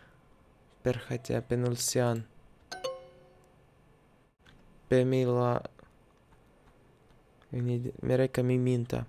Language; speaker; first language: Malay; non-native, learner; Russian